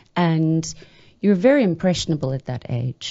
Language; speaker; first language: English; native; English